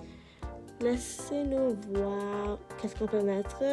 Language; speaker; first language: French; non-native, learner; English